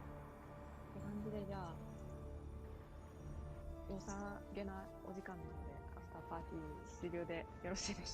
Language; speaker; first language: Japanese; native; Japanese